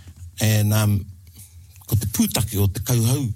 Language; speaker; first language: Māori; non-native, local second language; English